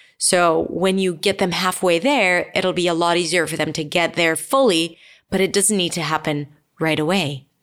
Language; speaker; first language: English; non-native, fluent; Hebrew